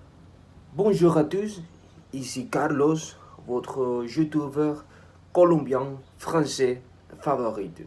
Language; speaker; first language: French; non-native, learner; Spanish